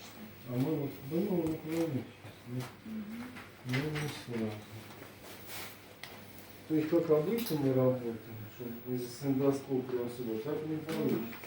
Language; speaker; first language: Russian; native; Russian